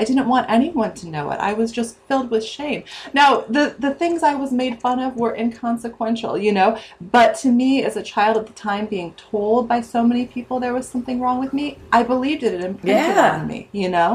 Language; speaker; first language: English; native; English